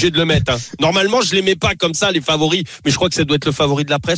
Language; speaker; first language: French; native; French